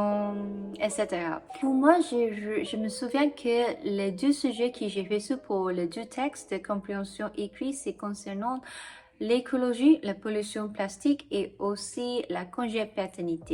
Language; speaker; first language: French; non-native, fluent; English